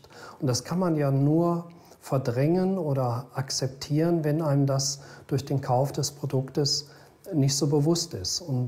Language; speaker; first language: German; native; German